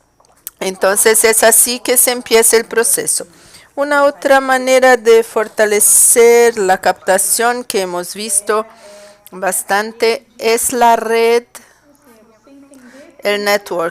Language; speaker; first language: Spanish; non-native, fluent; Portuguese